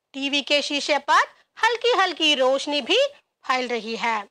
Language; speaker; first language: Hindi; non-native, local second language; Malayalam